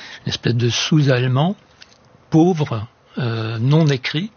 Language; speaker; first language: French; non-native, local second language; Swiss German